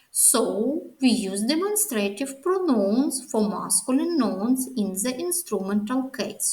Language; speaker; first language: English; non-native, fluent; Ukrainian